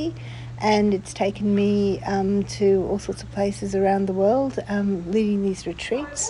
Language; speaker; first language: English; native; English